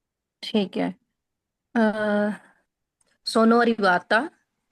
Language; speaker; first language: Italian; non-native, learner; Punjabi